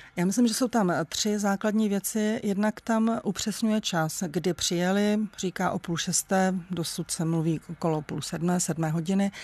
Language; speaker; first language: Czech; native; Czech